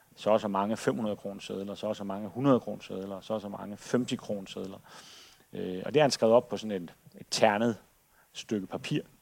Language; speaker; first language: Danish; native; Danish